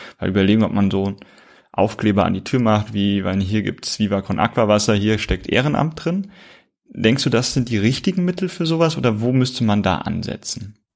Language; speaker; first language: German; native; German